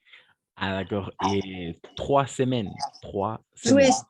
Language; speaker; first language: French; non-native, fluent; Spanish